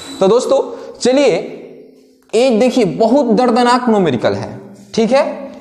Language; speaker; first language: Hindi; native; Hindi